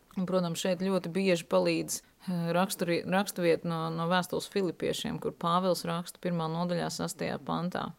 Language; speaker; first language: Latvian; native; Latvian